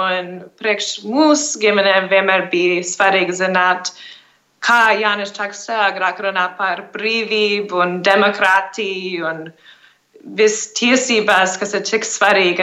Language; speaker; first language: Latvian; early bilingual, heritage; English